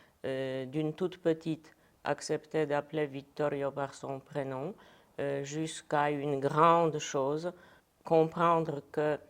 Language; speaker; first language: French; non-native, fluent; Polish